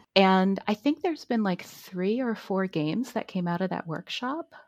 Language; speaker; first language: English; native; English